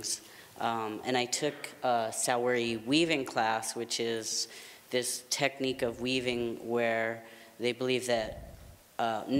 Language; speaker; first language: English; native; English